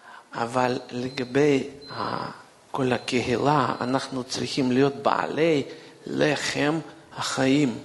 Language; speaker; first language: Hebrew; non-native, fluent; Russian